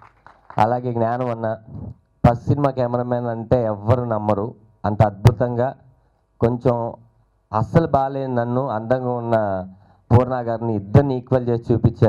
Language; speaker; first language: Telugu; native; Telugu